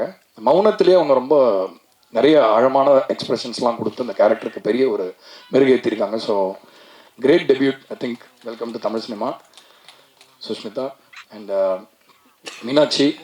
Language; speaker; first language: Tamil; native; Tamil